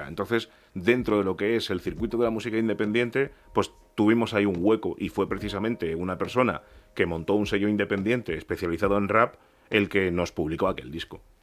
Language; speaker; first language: Spanish; early bilingual, other home language; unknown